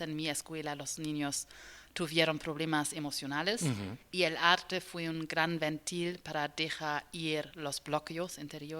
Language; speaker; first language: Spanish; non-native, learner; German